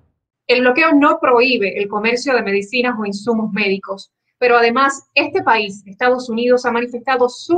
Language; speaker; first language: Spanish; native; Spanish